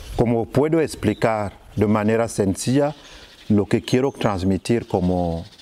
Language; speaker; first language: Spanish; non-native, fluent; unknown